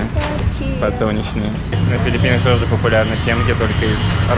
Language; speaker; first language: Russian; native; Russian